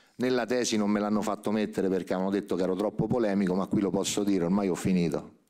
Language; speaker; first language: Italian; native; Italian